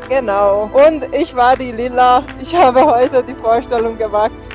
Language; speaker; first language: German; non-native, fluent; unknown